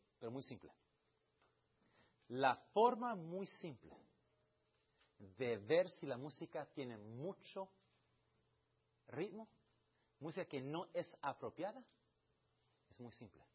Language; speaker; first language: Spanish; early bilingual, heritage; Spanish